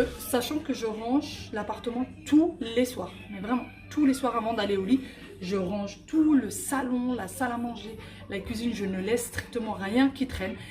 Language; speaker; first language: French; early bilingual, other home language; Arabic